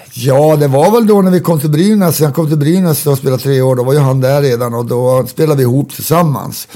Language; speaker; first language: Swedish; native; Swedish